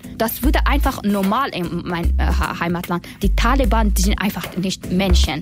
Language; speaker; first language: German; non-native, learner; Persian